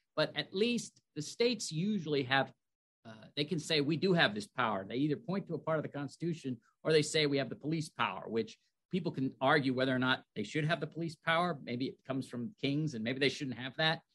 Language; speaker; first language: English; native; English